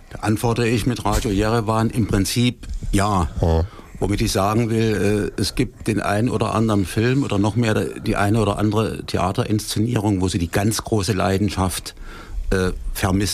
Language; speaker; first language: German; native; German